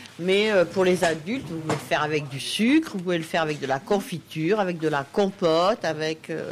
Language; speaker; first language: French; native; French